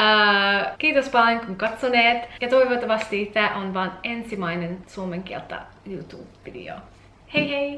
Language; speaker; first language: Finnish; non-native, learner; English